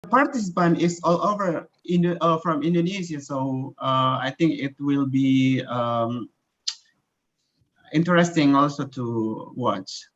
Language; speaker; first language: English; non-native, fluent; Indonesian